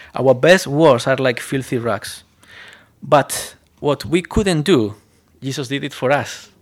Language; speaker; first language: English; non-native, fluent; Spanish